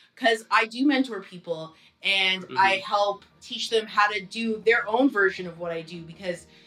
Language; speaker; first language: English; native; English